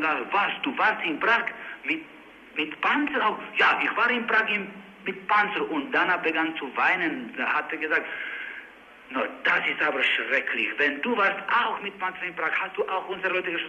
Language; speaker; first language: German; non-native, learner; Czech